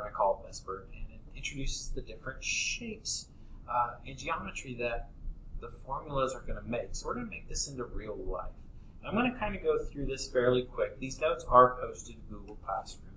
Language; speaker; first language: English; native; English